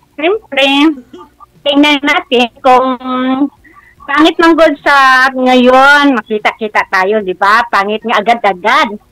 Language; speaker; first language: Filipino; non-native, local second language; Hiligaynon